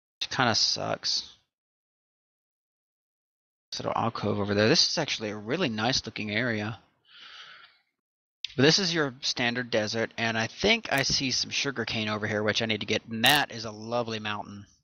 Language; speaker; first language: English; native; English